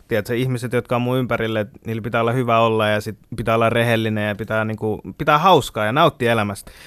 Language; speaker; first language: Finnish; early bilingual, other home language; Bangla